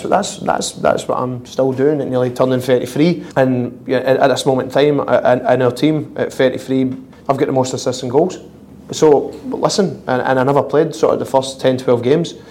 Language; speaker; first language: English; native; English